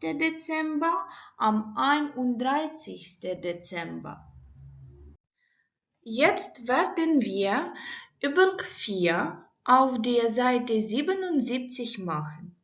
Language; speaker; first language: German; non-native, fluent; Ukrainian